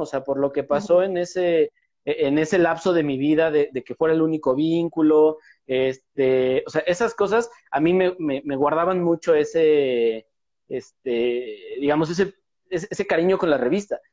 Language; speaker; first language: Spanish; native; Spanish